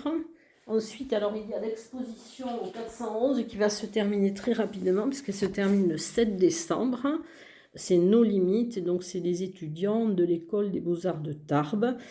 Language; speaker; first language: French; native; French